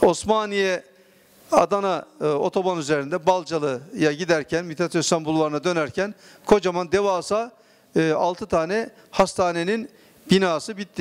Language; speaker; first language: Turkish; native; Turkish